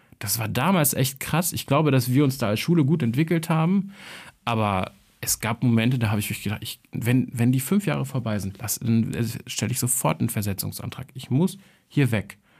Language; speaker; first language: German; early bilingual, other home language; Albanian